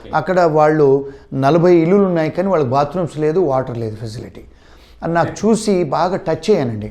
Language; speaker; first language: Telugu; native; Telugu